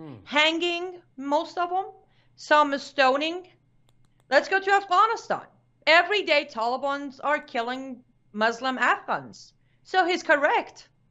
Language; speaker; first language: English; non-native, fluent; Persian